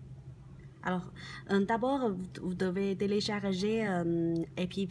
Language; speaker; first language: French; non-native, learner; Chinese